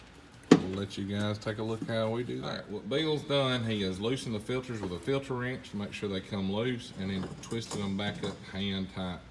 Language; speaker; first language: English; native; English